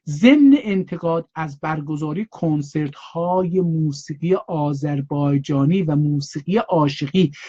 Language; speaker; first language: Persian; non-native, local second language; Azerbaijani